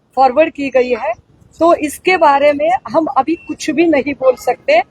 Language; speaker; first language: Hindi; non-native, local second language; Marathi